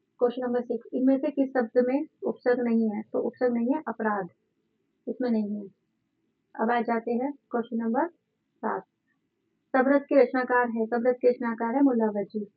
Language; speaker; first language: Hindi; native; Hindi